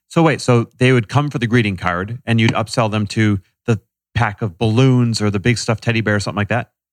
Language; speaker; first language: English; native; English